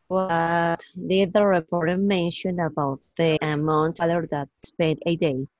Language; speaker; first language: English; non-native, learner; Spanish